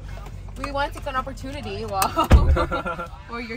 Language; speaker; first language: English; early bilingual, other home language; Vietnamese